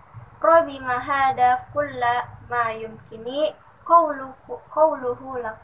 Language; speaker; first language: Arabic; non-native, learner; Indonesian